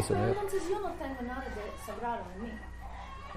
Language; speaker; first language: Spanish; non-native, learner; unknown